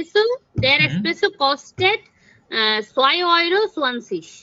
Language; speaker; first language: German; non-native, learner; Bangla